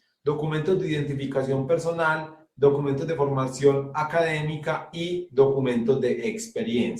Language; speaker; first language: Spanish; native; Spanish